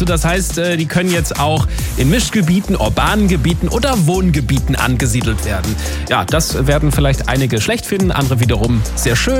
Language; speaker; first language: German; native; German